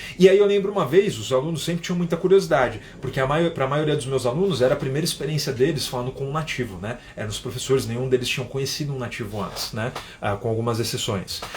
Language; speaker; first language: Portuguese; native; Portuguese